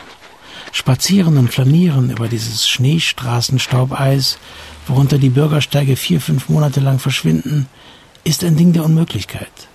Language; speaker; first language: German; native; German